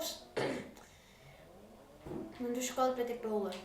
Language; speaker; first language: Welsh; non-native, local second language; English